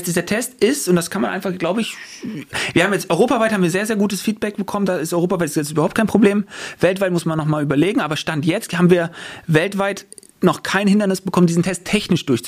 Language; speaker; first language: German; native; German